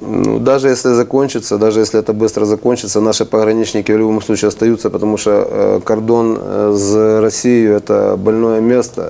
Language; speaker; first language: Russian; non-native, local second language; Ukrainian